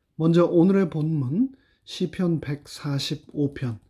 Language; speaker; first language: Korean; native; Korean